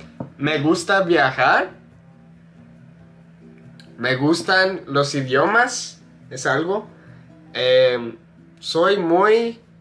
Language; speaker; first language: Spanish; non-native, fluent; English